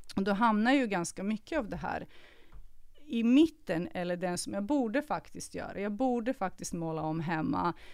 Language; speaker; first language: Swedish; early bilingual, other home language; Serbian